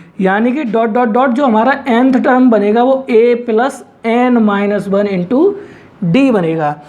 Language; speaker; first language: Hindi; native; Hindi